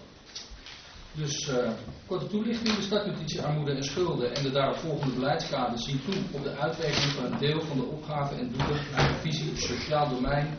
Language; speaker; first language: Dutch; native; Dutch